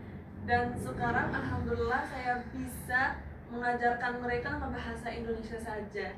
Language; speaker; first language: Indonesian; non-native, fluent; Arabic